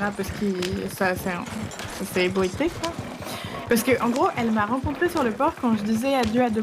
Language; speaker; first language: French; native; French